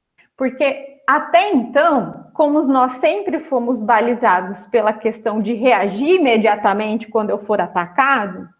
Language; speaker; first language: Portuguese; native; Portuguese